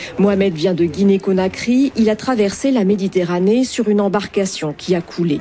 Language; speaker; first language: French; native; French